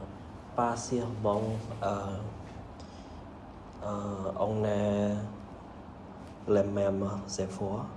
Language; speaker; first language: French; non-native, learner; Khmer